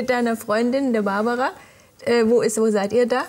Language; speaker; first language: German; native; German